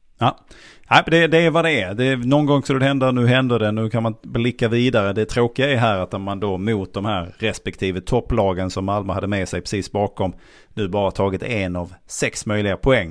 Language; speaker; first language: Swedish; native; Swedish